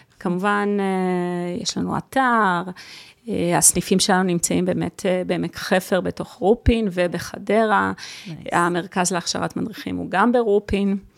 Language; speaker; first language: Hebrew; early bilingual, other home language; Russian